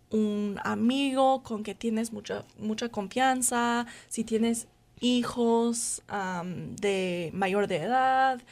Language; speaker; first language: Spanish; non-native, learner; English